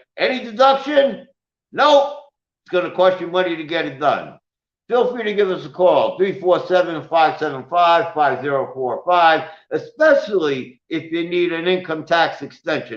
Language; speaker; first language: English; native; English